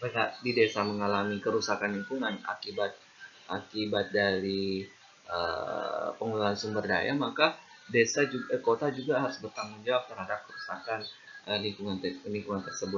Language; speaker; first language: Indonesian; native; Indonesian